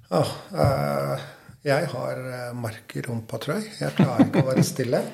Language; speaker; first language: Norwegian; non-native, fluent; Albanian